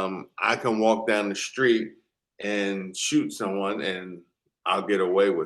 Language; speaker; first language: English; native; English